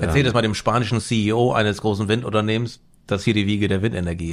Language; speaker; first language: German; native; German